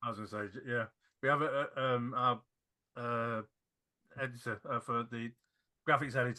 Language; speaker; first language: English; native; English